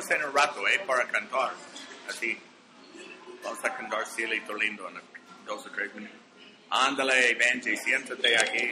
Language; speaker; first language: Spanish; non-native, fluent; English